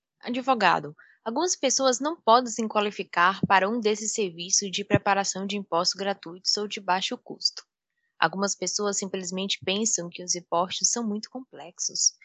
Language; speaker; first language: Portuguese; native; Portuguese